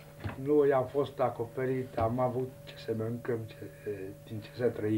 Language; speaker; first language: Romanian; non-native, local second language; Hungarian